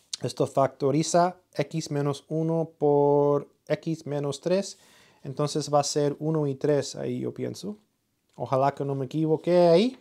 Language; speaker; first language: Spanish; early bilingual, heritage; Spanish